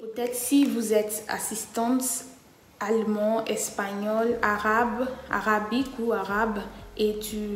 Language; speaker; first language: French; non-native, fluent; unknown